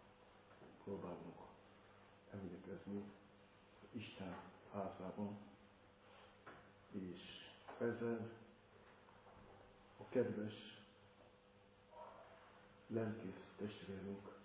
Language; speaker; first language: Hungarian; non-native, fluent; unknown